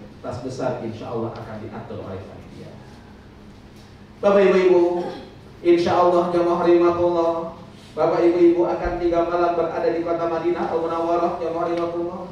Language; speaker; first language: Indonesian; native; Indonesian